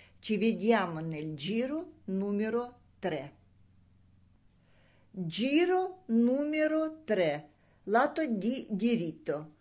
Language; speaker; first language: Italian; non-native, learner; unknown